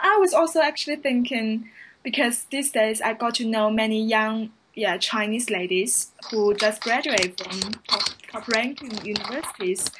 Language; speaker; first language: English; non-native, fluent; Chinese